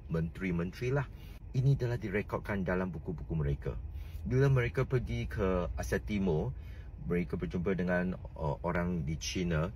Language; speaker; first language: Malay; non-native, local second language; Chinese